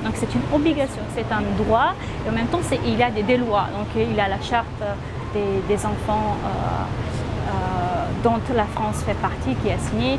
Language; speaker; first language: French; non-native, fluent; Romanian